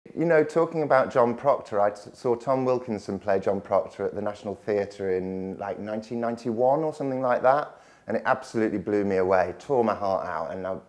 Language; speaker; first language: English; native; English